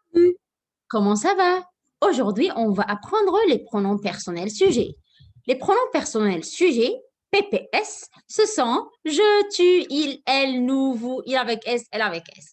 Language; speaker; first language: French; non-native, fluent; Arabic